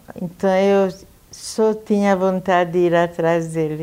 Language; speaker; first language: Portuguese; non-native, fluent; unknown